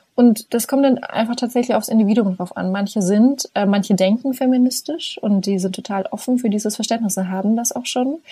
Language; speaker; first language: German; native; German